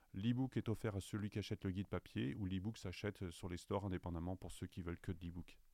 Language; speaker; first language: French; native; French